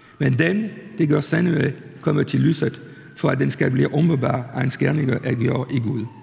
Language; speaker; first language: Danish; non-native, fluent; French